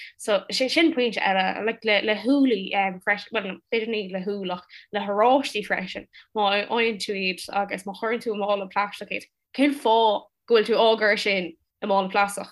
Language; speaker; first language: Irish; non-native, local second language; English